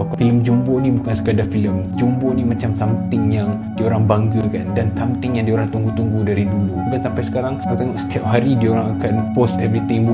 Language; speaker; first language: Malay; native; Malay